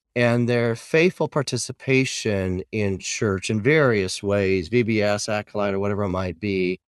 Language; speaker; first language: English; native; English